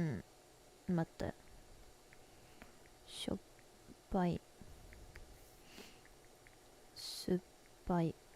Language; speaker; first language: Japanese; non-native, learner; English